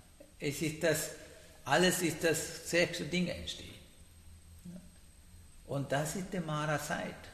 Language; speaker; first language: German; non-native, learner; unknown